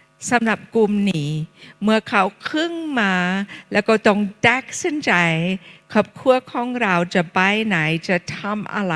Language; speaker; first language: Thai; non-native, fluent; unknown